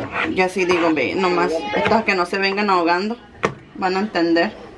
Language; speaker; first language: Spanish; early bilingual, heritage; Spanish